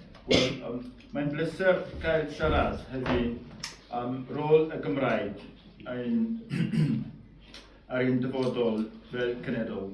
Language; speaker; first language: Welsh; non-native, fluent; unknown